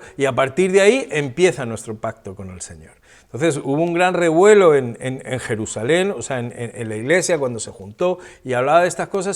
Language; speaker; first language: Spanish; native; Spanish